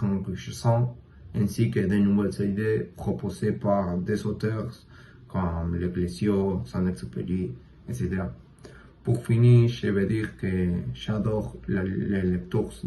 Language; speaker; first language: French; non-native, learner; Spanish